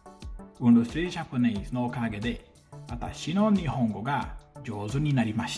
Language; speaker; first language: Japanese; non-native, learner; Portuguese